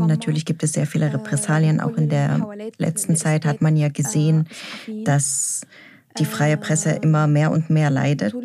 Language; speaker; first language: German; non-native, fluent; Arabic